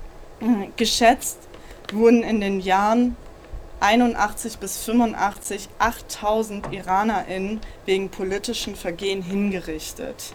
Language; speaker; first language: German; native; German